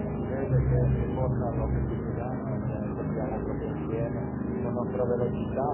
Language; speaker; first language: Italian; non-native, local second language; Swiss German